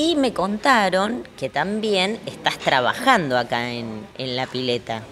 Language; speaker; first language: Spanish; native; Spanish